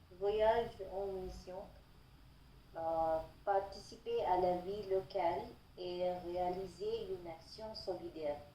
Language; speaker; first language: French; non-native, learner; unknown